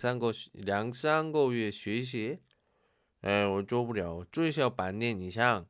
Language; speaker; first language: Chinese; non-native, learner; Korean